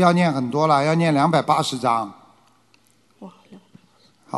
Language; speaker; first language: Chinese; native; Chinese